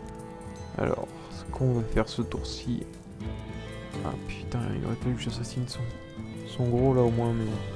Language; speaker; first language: French; native; French